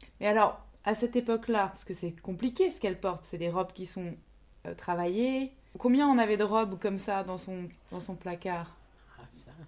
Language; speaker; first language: French; native; French